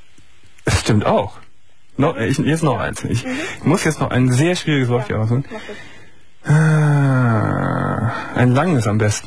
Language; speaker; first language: German; native; German